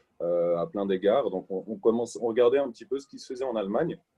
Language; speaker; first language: French; native; French